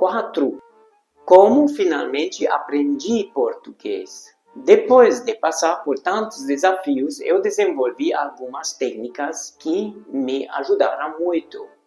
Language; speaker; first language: Portuguese; non-native, fluent; Hungarian